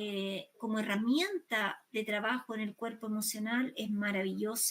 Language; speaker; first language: Spanish; native; Spanish